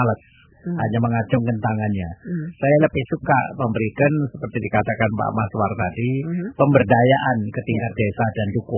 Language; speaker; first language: Indonesian; non-native, local second language; Javanese